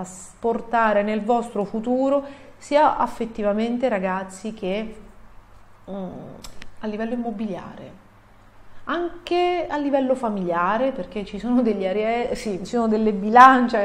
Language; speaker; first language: Italian; native; Italian